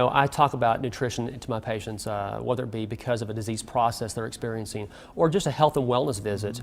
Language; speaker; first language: English; native; English